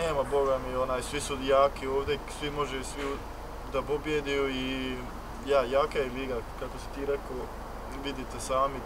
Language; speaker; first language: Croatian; early bilingual, heritage; Bosnian